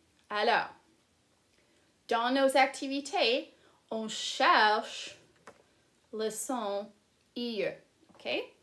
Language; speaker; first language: French; non-native, fluent; English